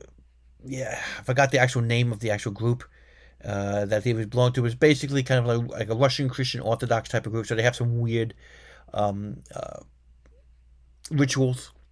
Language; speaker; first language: English; native; English